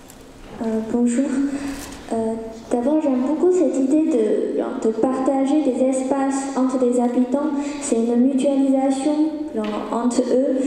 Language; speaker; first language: French; non-native, learner; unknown